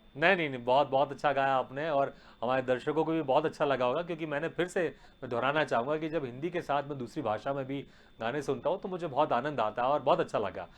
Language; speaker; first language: Hindi; native; Hindi